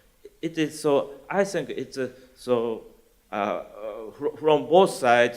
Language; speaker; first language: English; non-native, learner; Japanese